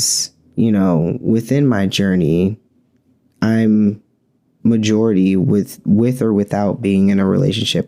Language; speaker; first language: English; native; English